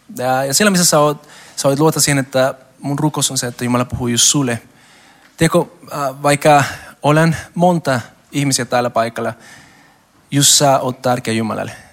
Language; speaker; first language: Finnish; non-native, learner; Spanish